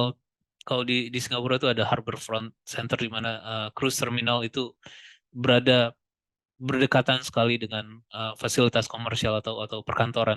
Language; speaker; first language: Indonesian; native; Indonesian